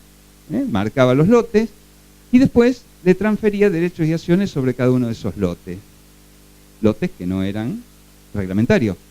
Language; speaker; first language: Spanish; native; Spanish